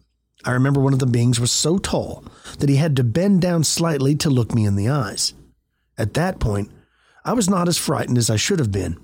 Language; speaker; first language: English; native; English